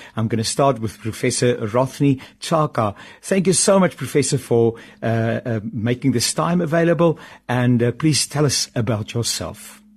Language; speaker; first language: English; non-native, local second language; Afrikaans